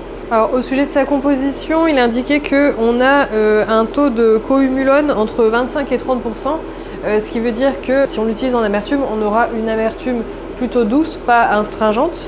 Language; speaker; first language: French; native; French